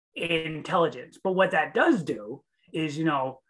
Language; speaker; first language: English; native; English